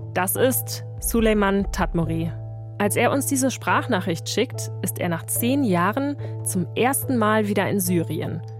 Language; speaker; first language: German; native; German